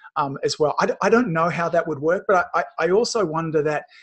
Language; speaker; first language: English; native; English